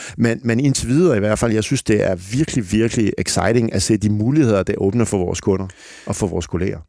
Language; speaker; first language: Danish; non-native, fluent; French